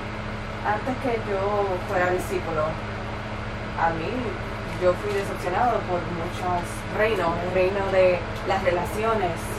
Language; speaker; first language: Spanish; early bilingual, heritage; Spanish